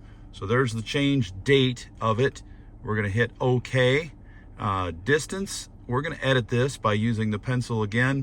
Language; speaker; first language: English; native; English